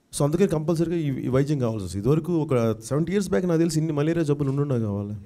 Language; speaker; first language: Telugu; native; Telugu